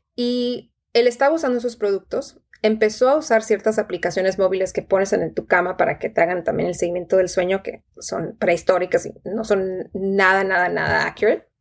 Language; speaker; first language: Spanish; native; Spanish